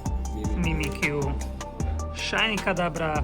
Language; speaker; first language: Slovak; native; Slovak